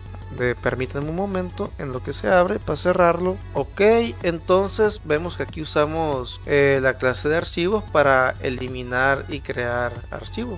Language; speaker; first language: Spanish; native; Spanish